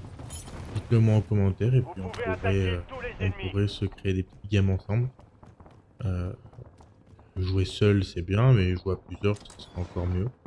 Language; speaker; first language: French; native; French